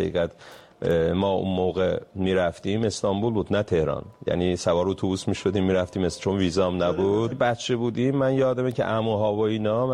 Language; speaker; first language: Persian; non-native, local second language; Azerbaijani